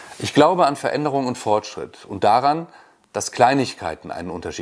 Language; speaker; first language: German; native; German